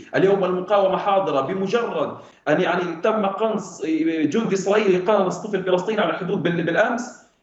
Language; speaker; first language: Arabic; native; Arabic